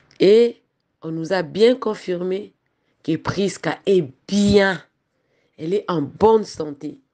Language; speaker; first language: French; non-native, local second language; Lingala